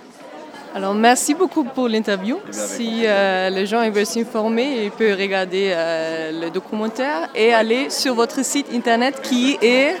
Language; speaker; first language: French; non-native, fluent; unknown